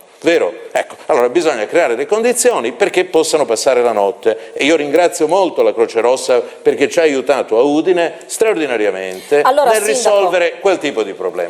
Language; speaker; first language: Italian; native; Italian